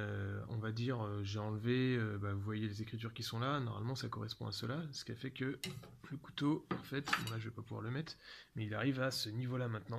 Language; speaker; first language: French; native; French